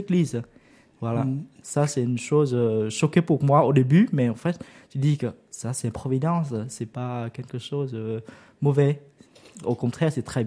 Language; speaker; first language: French; non-native, learner; Vietnamese